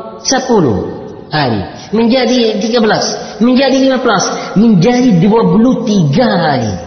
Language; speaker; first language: Indonesian; non-native, learner; Arabic